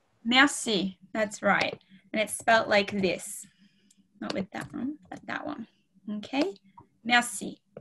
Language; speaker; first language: English; native; English